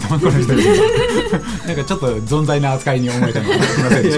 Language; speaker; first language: Japanese; native; Japanese